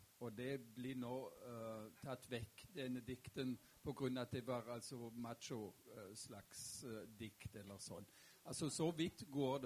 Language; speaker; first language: Norwegian; non-native, fluent; German